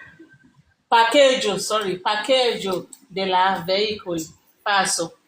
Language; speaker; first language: Italian; non-native, learner; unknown